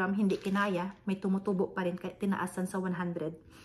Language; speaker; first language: Filipino; non-native, local second language; Hiligaynon